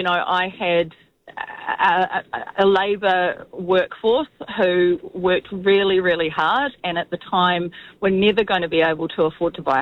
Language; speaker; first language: English; native; English